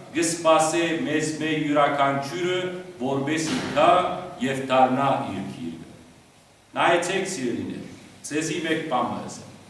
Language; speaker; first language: Armenian; early bilingual, heritage; Armenian